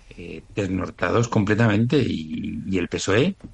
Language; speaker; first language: Spanish; native; Spanish